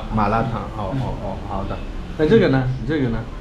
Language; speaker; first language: Chinese; non-native, fluent; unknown